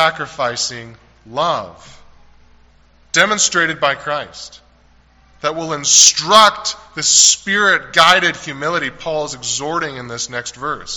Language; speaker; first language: English; native; English